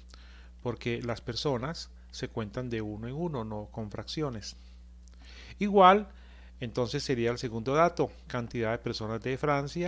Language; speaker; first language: Spanish; native; Spanish